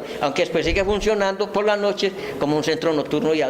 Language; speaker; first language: Spanish; native; Spanish